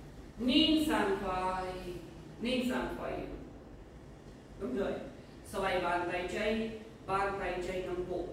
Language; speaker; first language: Vietnamese; non-native, learner; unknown